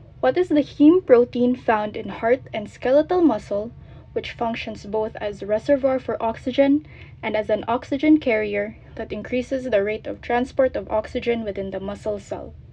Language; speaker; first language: English; non-native, local second language; Filipino